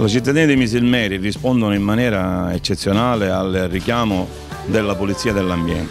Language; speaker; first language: Italian; native; Italian